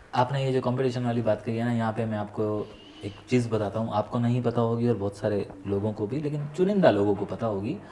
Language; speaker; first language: Hindi; non-native, local second language; Saraiki